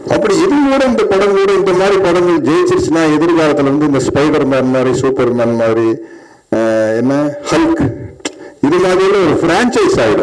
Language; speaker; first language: Tamil; native; Tamil